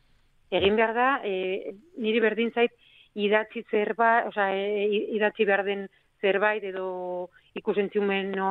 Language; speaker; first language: Basque; non-native, local second language; Spanish